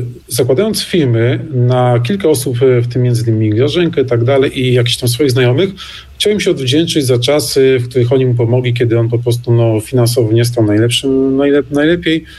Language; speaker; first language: Polish; native; Polish